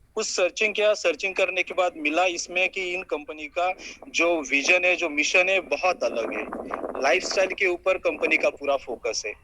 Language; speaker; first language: Hindi; non-native, local second language; Marathi